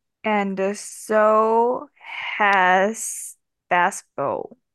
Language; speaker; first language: English; non-native, learner; Chinese